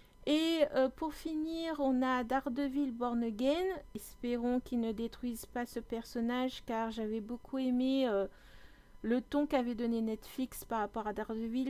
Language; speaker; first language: French; native; French